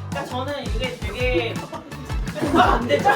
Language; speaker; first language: Korean; native; Korean